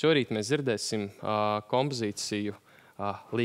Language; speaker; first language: Latvian; native; Latvian